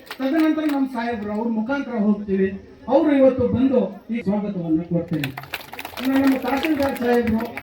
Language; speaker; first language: Kannada; non-native, local second language; Lambadi